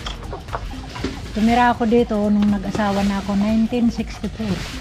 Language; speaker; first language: Filipino; native; Filipino